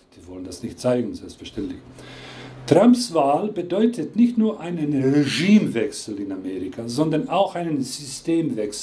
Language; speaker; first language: German; non-native, fluent; Croatian